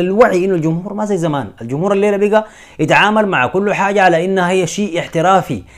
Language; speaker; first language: Arabic; native; Arabic